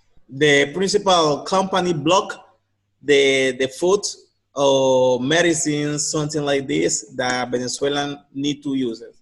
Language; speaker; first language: English; non-native, learner; Spanish